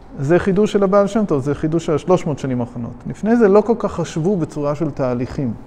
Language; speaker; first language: Hebrew; non-native, fluent; English